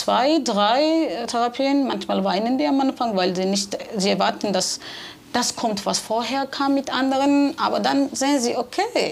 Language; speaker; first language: German; non-native, fluent; Georgian